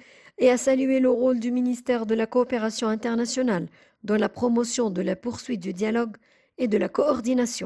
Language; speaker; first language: French; non-native, fluent; Arabic